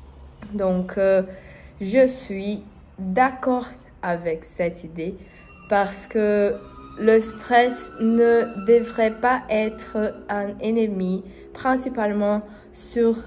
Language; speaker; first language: French; non-native, learner; Portuguese